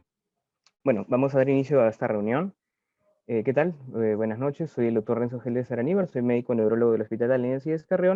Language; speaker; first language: Spanish; native; Spanish